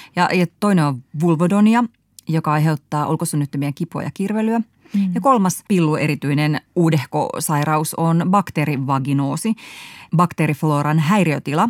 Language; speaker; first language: Finnish; native; Finnish